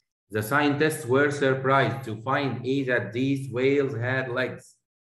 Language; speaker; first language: English; non-native, fluent; Arabic